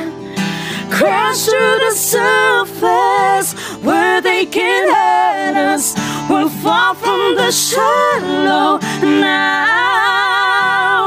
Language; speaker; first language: English; non-native, local second language; Cebuano